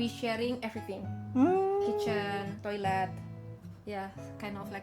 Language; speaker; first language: English; non-native, learner; Indonesian